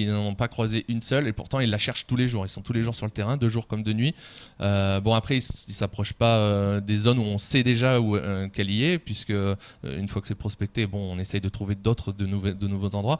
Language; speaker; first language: French; native; French